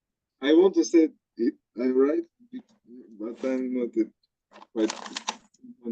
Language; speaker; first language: English; non-native, learner; Russian